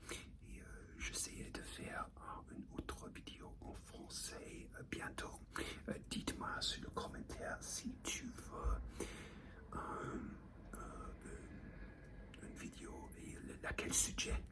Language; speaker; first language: French; non-native, learner; English